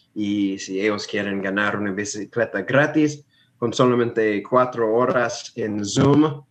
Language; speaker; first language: Spanish; non-native, fluent; English